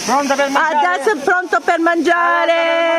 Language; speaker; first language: Italian; non-native, learner; English